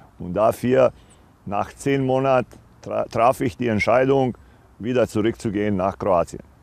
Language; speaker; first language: German; non-native, fluent; Croatian